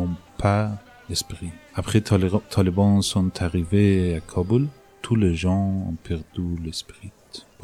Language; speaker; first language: French; non-native, learner; Persian